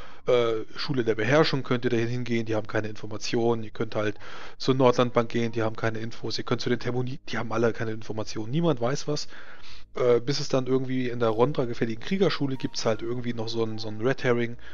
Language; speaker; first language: German; native; German